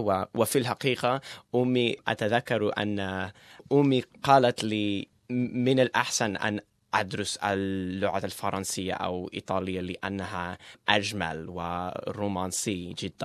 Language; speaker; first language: Arabic; non-native, learner; English